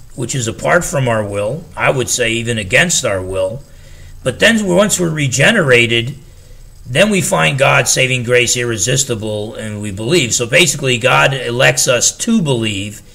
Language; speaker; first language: English; native; English